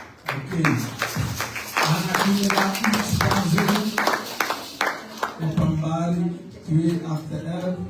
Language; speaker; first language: Dutch; non-native, learner; French